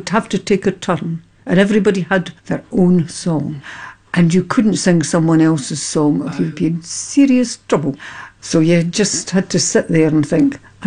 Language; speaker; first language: English; non-native, local second language; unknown